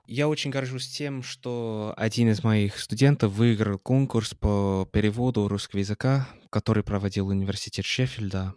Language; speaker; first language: Russian; non-native, fluent; English